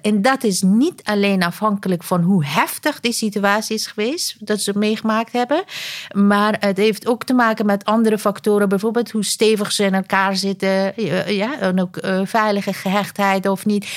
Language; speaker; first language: Dutch; non-native, fluent; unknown